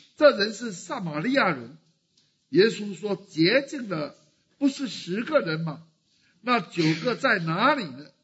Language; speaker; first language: Chinese; native; Chinese